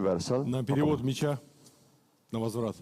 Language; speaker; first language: Russian; native; Russian